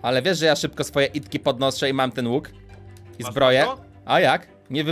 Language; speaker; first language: Polish; native; Polish